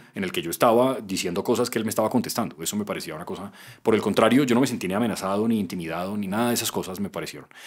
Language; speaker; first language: Spanish; native; Spanish